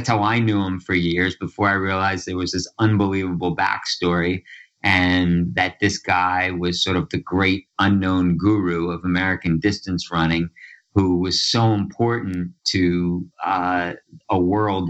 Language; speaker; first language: English; native; English